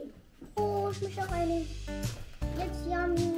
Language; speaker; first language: German; early bilingual, other home language; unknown